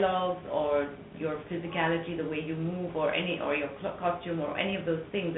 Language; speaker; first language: English; non-native, local second language; French